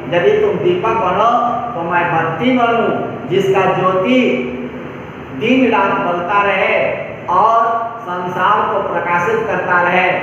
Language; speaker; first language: Hindi; native; Hindi